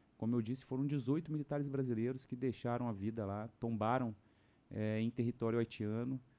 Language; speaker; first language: Portuguese; native; Portuguese